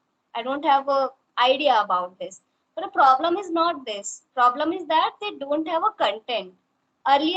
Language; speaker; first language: English; non-native, local second language; Hindi